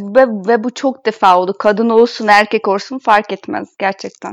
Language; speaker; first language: Turkish; non-native, fluent; Hungarian